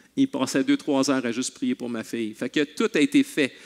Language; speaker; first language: French; native; French